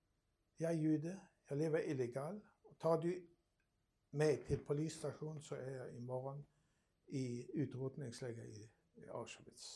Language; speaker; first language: Swedish; non-native, fluent; German